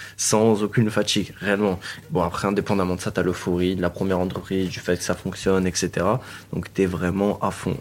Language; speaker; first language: French; native; French